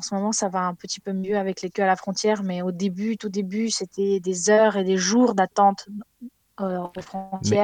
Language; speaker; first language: French; non-native, fluent; Ukrainian